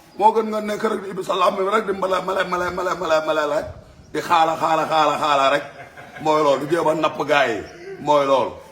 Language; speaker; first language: Wolof; native; Wolof